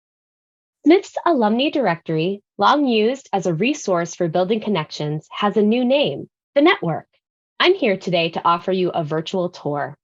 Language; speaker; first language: English; native; English